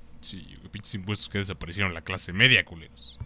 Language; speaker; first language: Spanish; native; Spanish